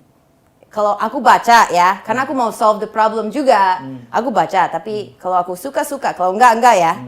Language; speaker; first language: Indonesian; non-native, fluent; English